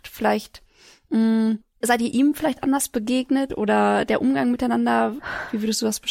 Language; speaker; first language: German; native; German